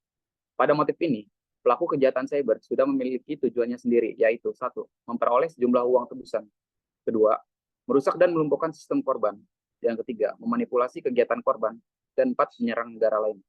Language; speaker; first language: Indonesian; native; Indonesian